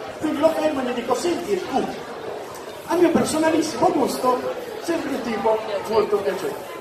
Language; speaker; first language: Italian; native; Italian